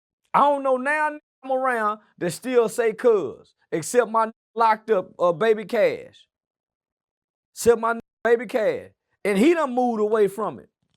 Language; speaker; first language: English; native; English